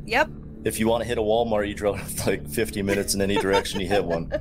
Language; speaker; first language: English; native; English